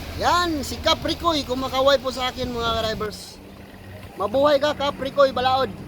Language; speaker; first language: Filipino; non-native, local second language; Cebuano